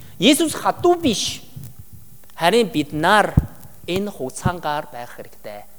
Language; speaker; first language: Mongolian; non-native, learner; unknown